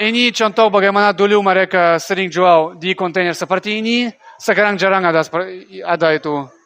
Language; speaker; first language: Indonesian; non-native, learner; Russian